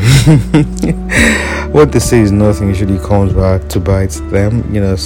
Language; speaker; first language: English; non-native, local second language; Yoruba